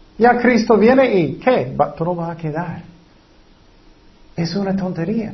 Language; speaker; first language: Spanish; non-native, fluent; English